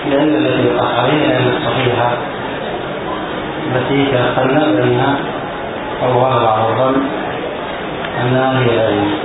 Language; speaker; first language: Arabic; native; Arabic